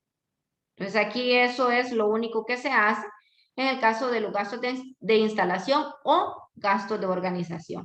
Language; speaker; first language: Spanish; native; Spanish